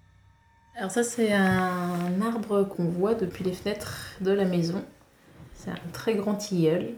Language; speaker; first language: French; native; French